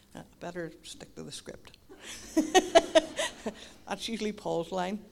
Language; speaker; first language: English; native; English